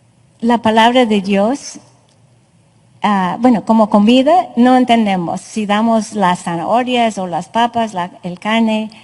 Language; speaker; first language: Spanish; non-native, fluent; English